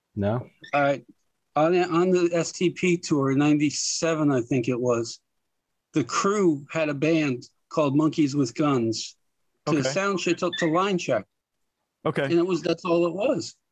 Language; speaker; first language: English; native; English